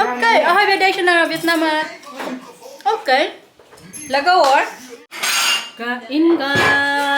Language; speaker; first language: Dutch; non-native, learner; Waray